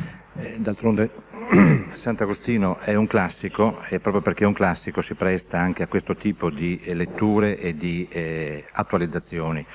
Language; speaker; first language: Italian; native; Italian